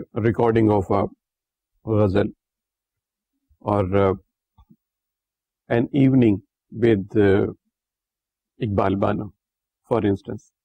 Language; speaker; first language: English; non-native, local second language; Urdu